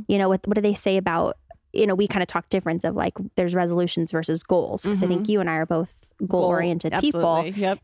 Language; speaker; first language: English; native; English